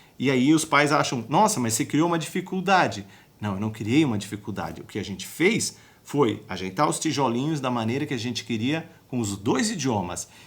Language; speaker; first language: Portuguese; native; Portuguese